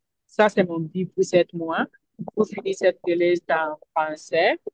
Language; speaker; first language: French; non-native, learner; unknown